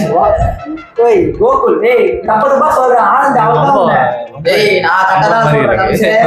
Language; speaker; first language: Tamil; native; Tamil